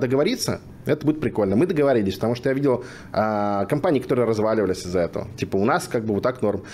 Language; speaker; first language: Russian; native; Russian